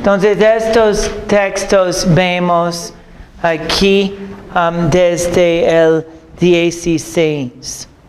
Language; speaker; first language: Spanish; non-native, fluent; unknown